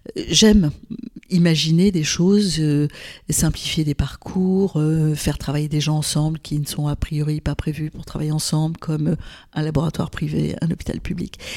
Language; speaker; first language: French; non-native, local second language; Arabic